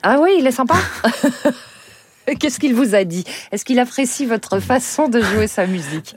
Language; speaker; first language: French; native; French